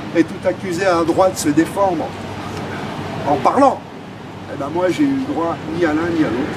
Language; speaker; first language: French; early bilingual, other home language; Arabic